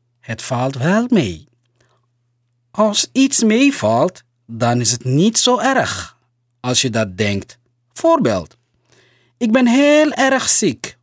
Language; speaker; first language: Dutch; non-native, learner; Somali